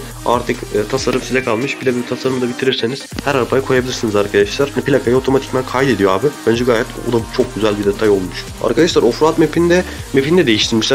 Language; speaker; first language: Turkish; native; Turkish